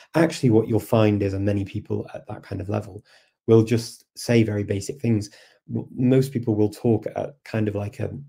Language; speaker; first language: English; native; English